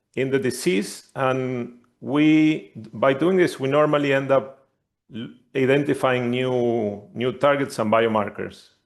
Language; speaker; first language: English; non-native, fluent; Spanish